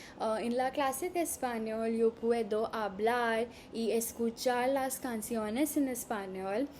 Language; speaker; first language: Spanish; non-native, learner; Hindi